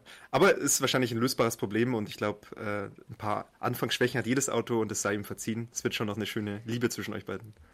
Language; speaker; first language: German; native; German